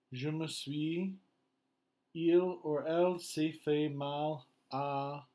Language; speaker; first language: French; non-native, fluent; English